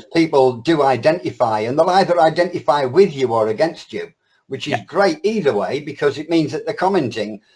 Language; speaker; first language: English; native; English